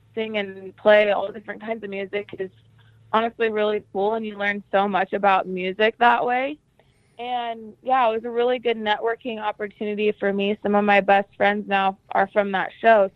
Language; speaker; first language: English; native; English